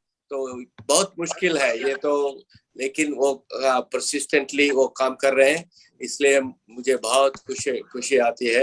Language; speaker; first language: Hindi; non-native, local second language; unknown